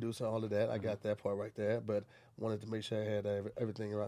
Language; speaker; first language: English; native; English